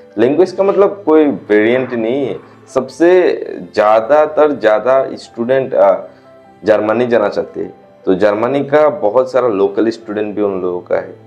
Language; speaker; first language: Hindi; non-native, local second language; Assamese